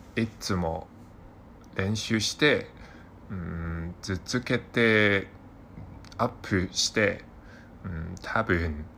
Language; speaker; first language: Japanese; non-native, learner; Cantonese